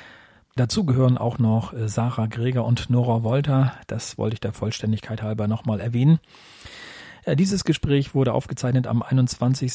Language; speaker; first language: German; native; German